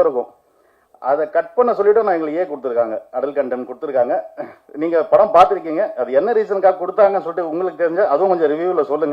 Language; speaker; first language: Tamil; native; Tamil